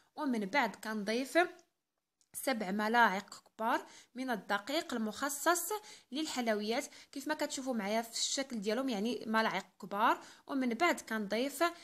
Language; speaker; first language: Arabic; native; Arabic